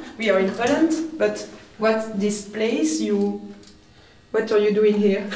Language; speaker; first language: English; non-native, learner; French